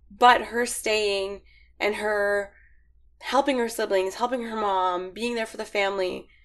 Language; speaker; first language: English; early bilingual, other home language; Arabic